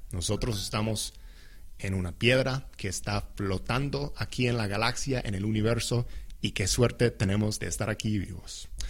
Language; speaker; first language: Spanish; non-native, fluent; English